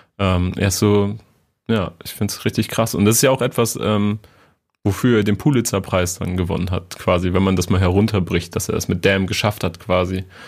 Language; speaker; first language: German; native; German